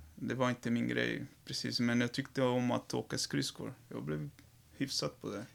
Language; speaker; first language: Swedish; non-native, fluent; Portuguese